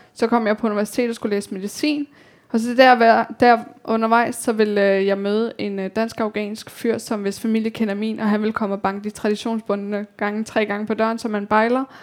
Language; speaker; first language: Danish; early bilingual, other home language; Persian